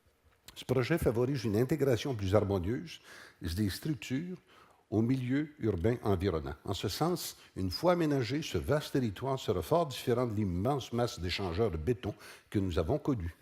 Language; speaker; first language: French; native; French